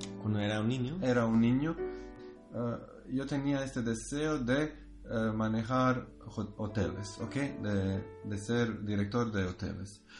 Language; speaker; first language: Spanish; non-native, learner; Croatian